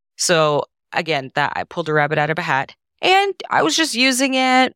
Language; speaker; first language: English; non-native, fluent; Serbian